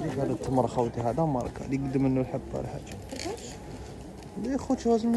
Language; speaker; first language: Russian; non-native, learner; Arabic